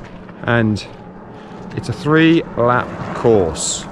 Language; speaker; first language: English; native; English